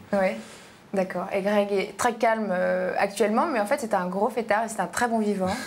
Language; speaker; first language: French; native; French